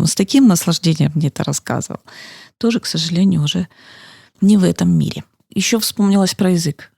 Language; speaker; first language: Russian; native; Russian